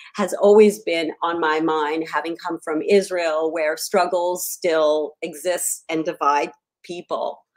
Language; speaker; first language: English; native; English